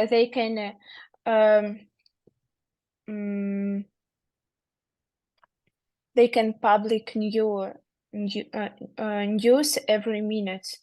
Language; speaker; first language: English; non-native, learner; Russian